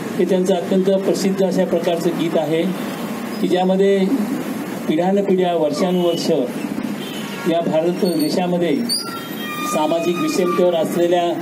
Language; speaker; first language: Marathi; native; Marathi